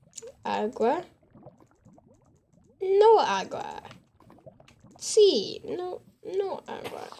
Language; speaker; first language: Spanish; non-native, learner; English